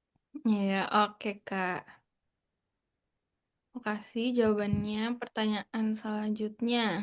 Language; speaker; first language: Indonesian; native; Indonesian